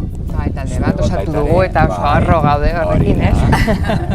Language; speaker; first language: Basque; non-native, local second language; Spanish